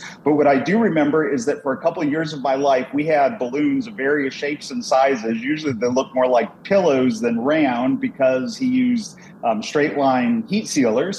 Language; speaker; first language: English; native; English